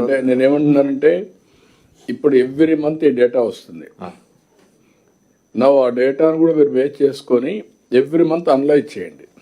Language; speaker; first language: Telugu; native; Telugu